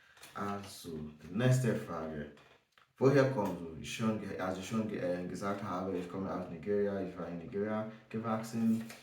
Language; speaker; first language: German; non-native, learner; English